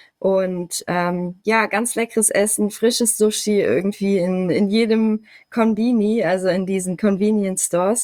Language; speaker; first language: German; native; German